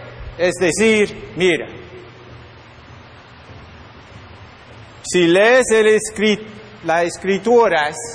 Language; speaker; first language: Spanish; non-native, learner; English